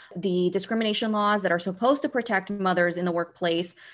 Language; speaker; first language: English; early bilingual, other home language; Portuguese